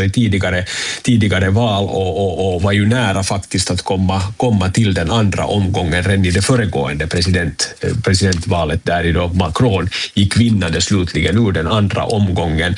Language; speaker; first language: Swedish; native; Swedish